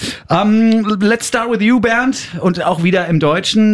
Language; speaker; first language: German; native; German